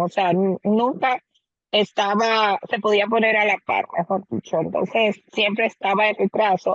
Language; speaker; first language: Spanish; native; Spanish